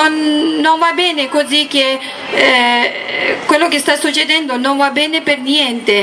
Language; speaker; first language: Italian; non-native, learner; Tibetan